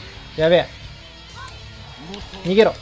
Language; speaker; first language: Japanese; native; Japanese